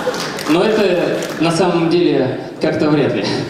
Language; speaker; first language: Russian; native; Russian